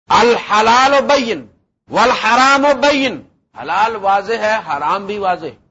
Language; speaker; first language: Urdu; non-native, local second language; Punjabi